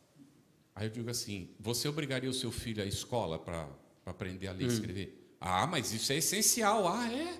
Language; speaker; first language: Portuguese; native; Portuguese